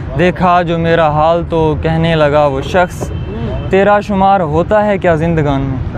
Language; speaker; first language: Urdu; non-native, local second language; Saraiki